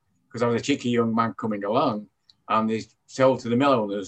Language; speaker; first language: English; native; English